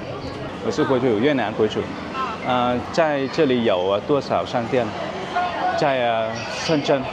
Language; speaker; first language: Chinese; non-native, learner; Vietnamese